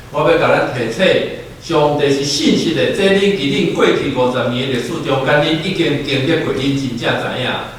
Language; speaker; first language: Chinese; native; Chinese